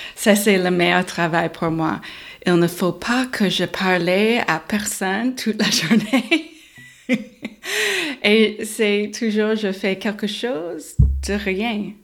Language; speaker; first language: French; non-native, learner; English